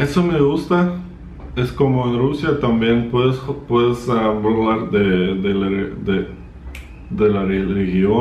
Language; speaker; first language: Spanish; non-native, fluent; Russian